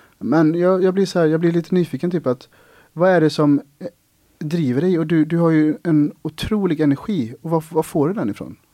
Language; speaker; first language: Swedish; native; Swedish